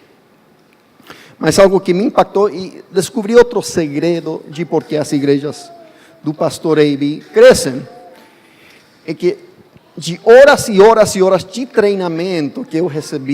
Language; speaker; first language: Portuguese; non-native, fluent; English